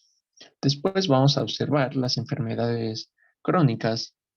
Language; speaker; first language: Spanish; native; Spanish